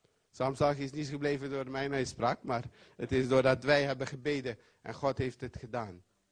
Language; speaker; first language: Dutch; non-native, fluent; Papiamento